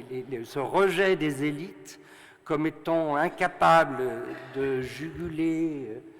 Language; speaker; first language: French; native; French